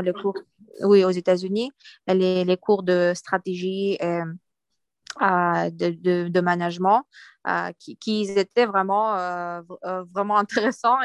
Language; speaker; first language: French; non-native, fluent; Uyghur